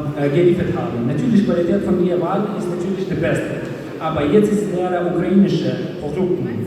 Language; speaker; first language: German; non-native, learner; Ukrainian